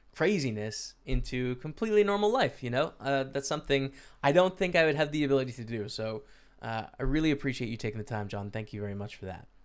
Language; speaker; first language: English; native; English